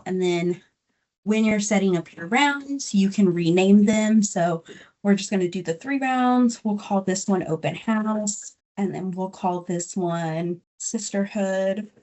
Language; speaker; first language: English; native; English